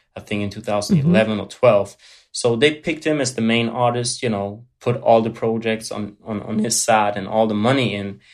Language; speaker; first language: English; non-native, fluent; German